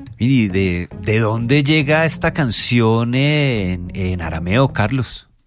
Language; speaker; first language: Spanish; native; Spanish